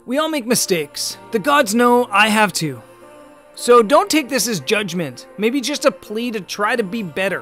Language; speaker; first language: English; native; English